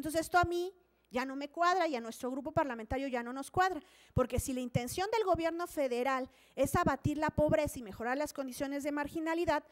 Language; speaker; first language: Spanish; native; Spanish